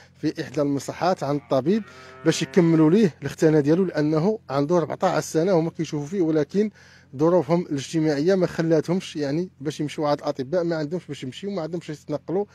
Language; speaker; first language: Arabic; native; Arabic